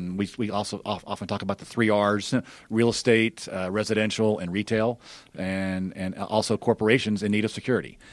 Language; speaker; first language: English; native; English